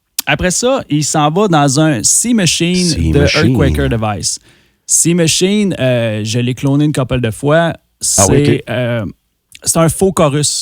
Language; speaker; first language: French; native; French